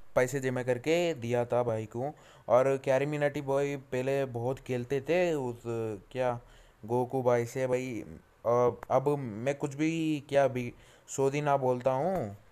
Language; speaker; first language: Hindi; non-native, local second language; Telugu